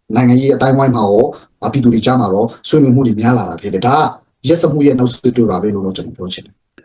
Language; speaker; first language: Burmese; non-native, local second language; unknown